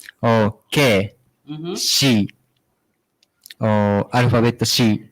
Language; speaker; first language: English; non-native, learner; Japanese